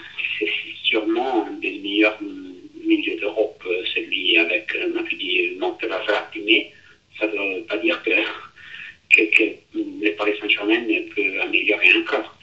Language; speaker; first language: French; non-native, fluent; Italian